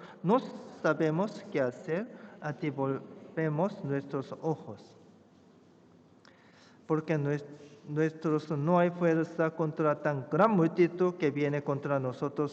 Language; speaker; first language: Spanish; non-native, fluent; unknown